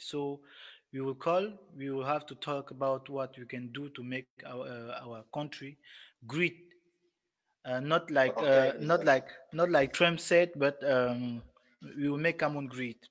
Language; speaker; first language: English; non-native, local second language; French